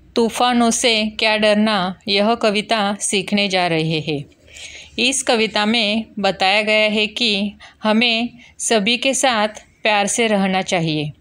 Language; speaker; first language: Hindi; non-native, local second language; Marathi